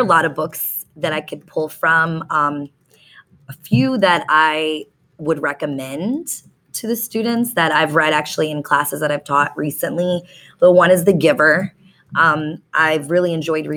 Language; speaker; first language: English; native; English